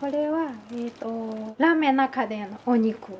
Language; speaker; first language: Japanese; non-native, learner; Chinese